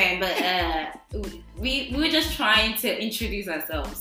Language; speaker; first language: English; non-native, local second language; Akan